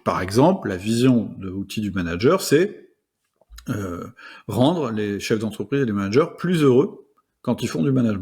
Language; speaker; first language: French; native; French